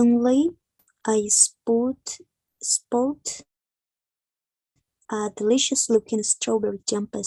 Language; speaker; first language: English; non-native, learner; Spanish